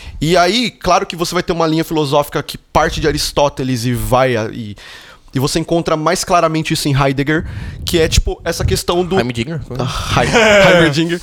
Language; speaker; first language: Portuguese; native; Portuguese